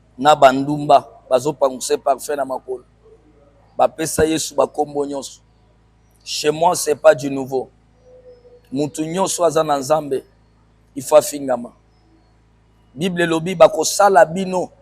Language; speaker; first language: Lingala; non-native, local second language; Swahili